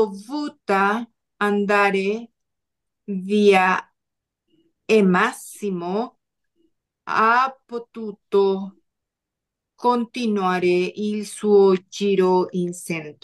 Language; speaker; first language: Italian; non-native, learner; Spanish